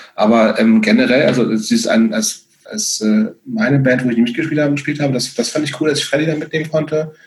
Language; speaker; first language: German; native; German